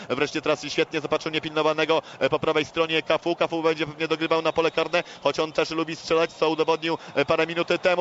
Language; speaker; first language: Polish; native; Polish